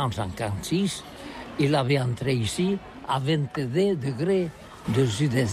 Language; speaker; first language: French; non-native, learner; Catalan